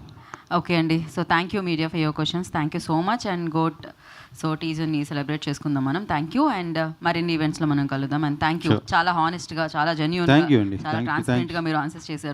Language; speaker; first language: Telugu; native; Telugu